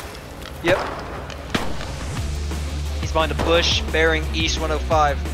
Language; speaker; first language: English; native; English